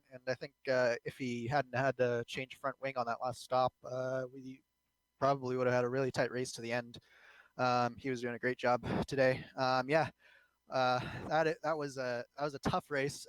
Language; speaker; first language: English; native; English